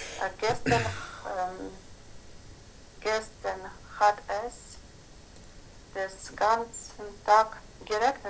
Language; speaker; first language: German; non-native, learner; Ukrainian